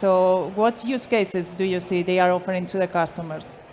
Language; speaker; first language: English; non-native, fluent; Spanish